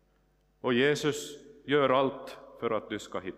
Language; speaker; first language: Swedish; non-native, local second language; Finnish